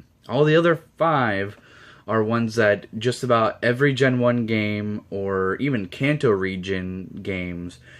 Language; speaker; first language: English; native; English